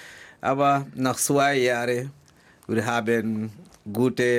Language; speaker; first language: German; non-native, learner; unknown